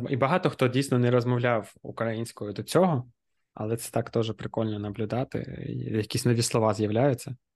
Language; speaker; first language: Ukrainian; non-native, local second language; Russian